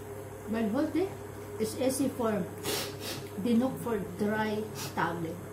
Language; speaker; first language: English; non-native, learner; Filipino